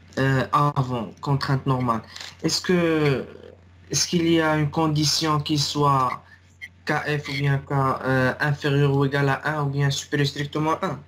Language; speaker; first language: French; non-native, local second language; Arabic